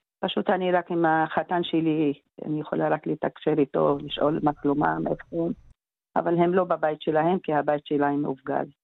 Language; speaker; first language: Hebrew; non-native, local second language; Arabic